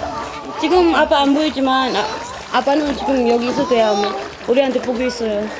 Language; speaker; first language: Korean; non-native, learner; Filipino